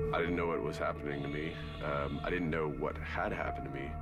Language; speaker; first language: English; native; English